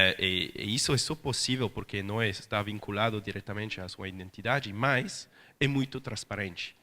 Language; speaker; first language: Portuguese; non-native, fluent; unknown